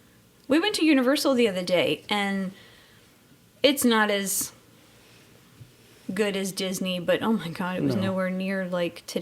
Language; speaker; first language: English; native; English